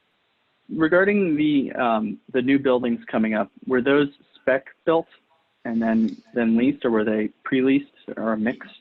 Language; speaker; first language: English; native; English